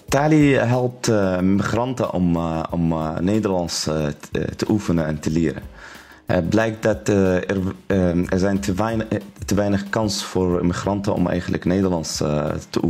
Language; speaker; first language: Dutch; non-native, learner; Arabic